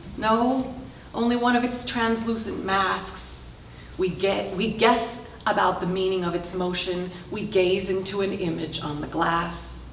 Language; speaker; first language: English; native; English